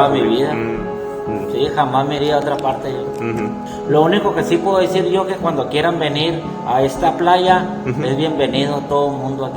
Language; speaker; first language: Spanish; native; Spanish